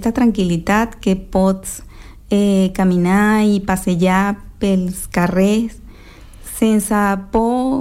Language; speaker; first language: Catalan; non-native, local second language; Spanish